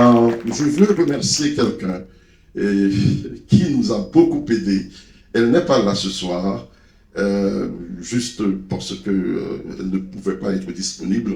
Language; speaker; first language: French; non-native, local second language; Haitian Creole